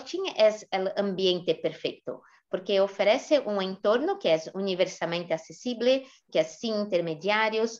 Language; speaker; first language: Spanish; non-native, fluent; Portuguese